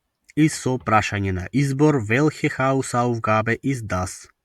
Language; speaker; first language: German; non-native, fluent; Macedonian